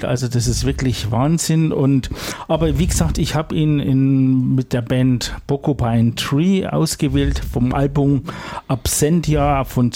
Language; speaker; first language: German; native; German